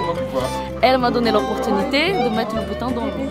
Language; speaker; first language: French; non-native, fluent; Portuguese